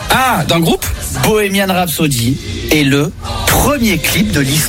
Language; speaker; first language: French; native; French